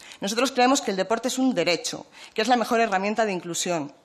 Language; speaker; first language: Spanish; native; Spanish